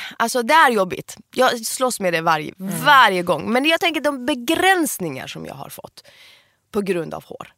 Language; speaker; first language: Swedish; early bilingual, other home language; Persian